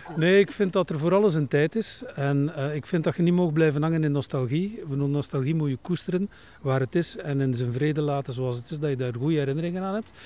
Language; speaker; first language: Dutch; native; Dutch